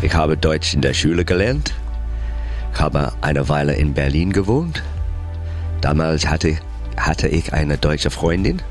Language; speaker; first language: German; non-native, learner; English